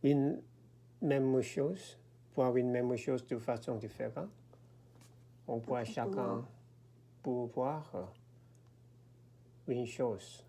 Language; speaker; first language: French; non-native, learner; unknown